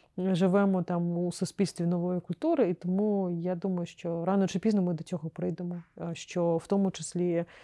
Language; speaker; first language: Ukrainian; non-native, local second language; Crimean Tatar